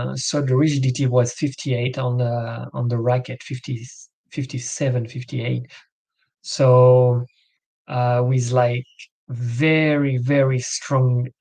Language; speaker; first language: English; non-native, learner; French